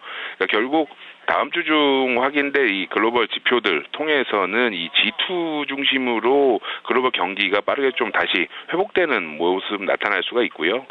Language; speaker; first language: Korean; native; Korean